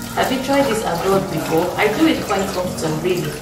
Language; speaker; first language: English; non-native, local second language; Igbo